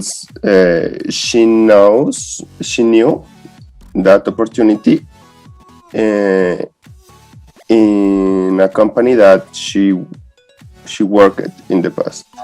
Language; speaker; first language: English; non-native, learner; Spanish